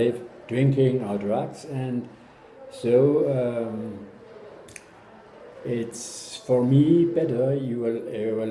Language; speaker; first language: English; non-native, learner; German